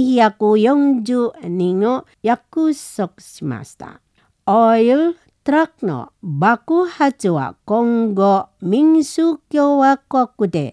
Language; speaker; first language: Japanese; non-native, learner; Indonesian